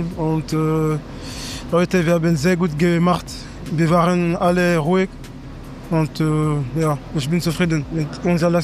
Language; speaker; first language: German; non-native, learner; French